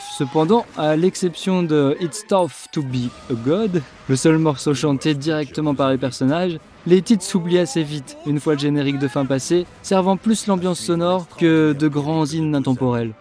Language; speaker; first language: French; native; French